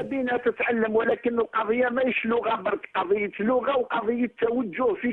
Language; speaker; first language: Arabic; native; Arabic